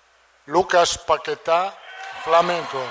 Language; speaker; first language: Portuguese; non-native, learner; Italian